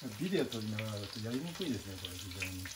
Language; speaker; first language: Japanese; native; Japanese